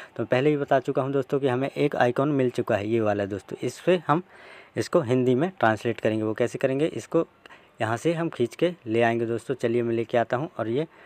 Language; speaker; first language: Hindi; native; Hindi